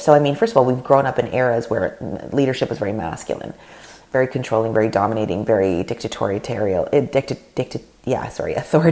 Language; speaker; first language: English; non-native, fluent; Russian